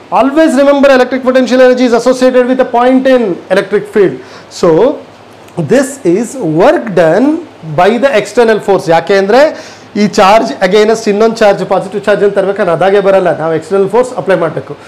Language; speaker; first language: English; non-native, local second language; Kannada